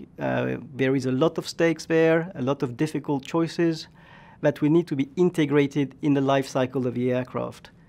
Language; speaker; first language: English; non-native, fluent; French